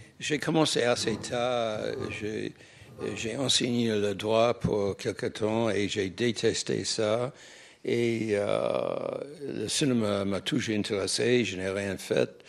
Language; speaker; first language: French; non-native, fluent; English